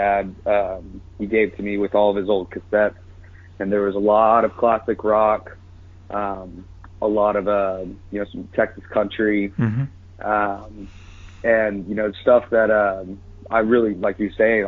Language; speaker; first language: English; native; English